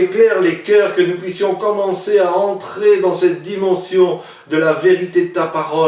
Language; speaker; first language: French; native; French